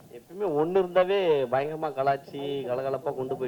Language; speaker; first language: Tamil; native; Tamil